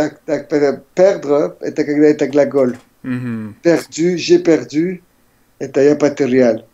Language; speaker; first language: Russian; non-native, learner; French